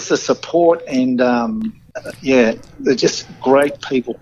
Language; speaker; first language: English; native; English